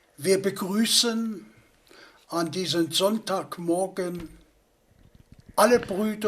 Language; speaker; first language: German; native; German